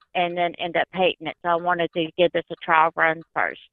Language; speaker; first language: English; native; English